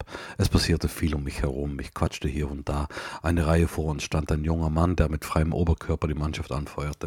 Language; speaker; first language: German; native; German